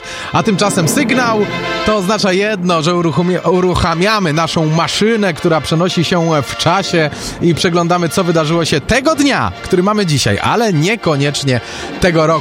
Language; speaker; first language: Polish; native; Polish